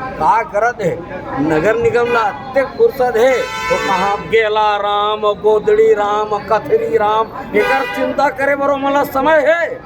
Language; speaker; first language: Hindi; native; Hindi